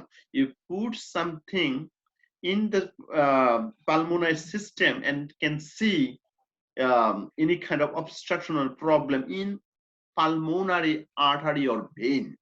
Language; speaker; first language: English; non-native, fluent; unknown